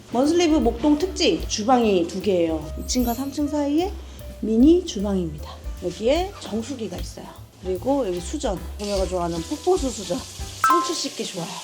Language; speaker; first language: Korean; native; Korean